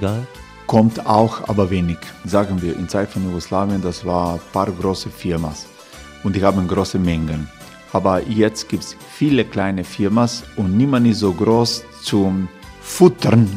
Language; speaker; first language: German; non-native, fluent; Croatian